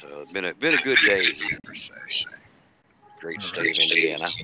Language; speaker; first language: English; native; English